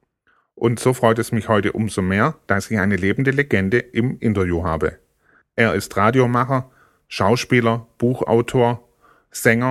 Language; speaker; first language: German; native; German